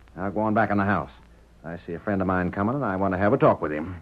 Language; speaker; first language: English; native; English